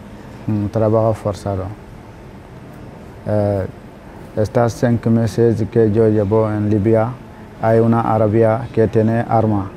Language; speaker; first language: Spanish; non-native, learner; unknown